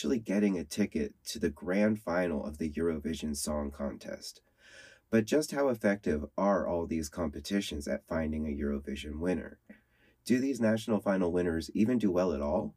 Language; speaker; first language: English; native; English